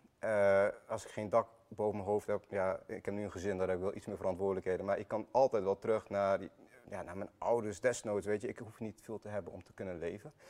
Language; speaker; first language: Dutch; early bilingual, other home language; Armenian